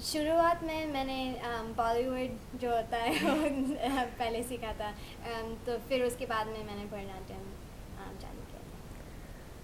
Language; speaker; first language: Hindi; early bilingual, heritage; Hindi